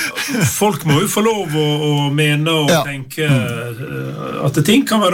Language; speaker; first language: Norwegian; native; Norwegian